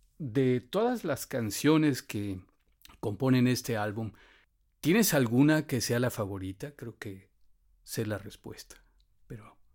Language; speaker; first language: Spanish; native; Spanish